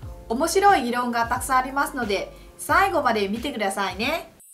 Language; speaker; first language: Japanese; non-native, fluent; Vietnamese